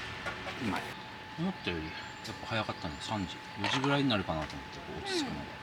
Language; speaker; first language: Japanese; native; Japanese